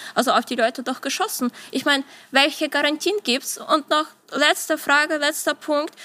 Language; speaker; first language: German; non-native, fluent; Ukrainian